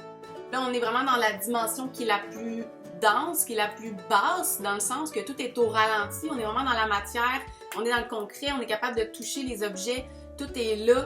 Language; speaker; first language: French; native; French